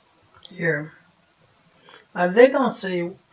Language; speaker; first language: English; non-native, fluent; Portuguese